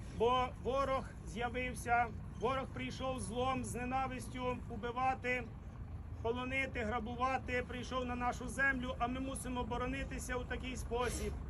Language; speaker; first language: Ukrainian; native; Ukrainian